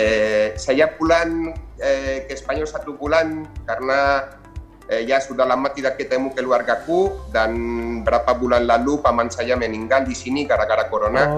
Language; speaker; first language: Indonesian; non-native, fluent; Spanish